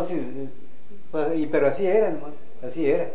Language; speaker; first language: Spanish; native; Spanish